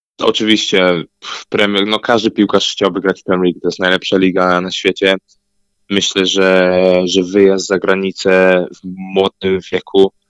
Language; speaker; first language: Polish; early bilingual, heritage; Polish